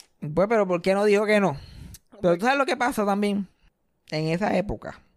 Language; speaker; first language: Spanish; native; Spanish